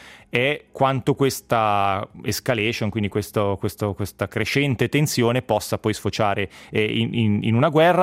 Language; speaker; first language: Italian; native; Italian